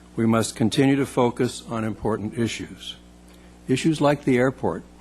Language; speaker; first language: English; native; English